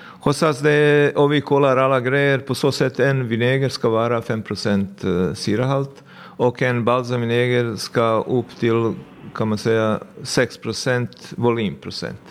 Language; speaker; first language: Swedish; non-native, fluent; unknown